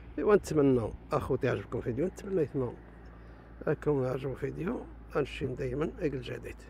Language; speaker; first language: Arabic; native; Arabic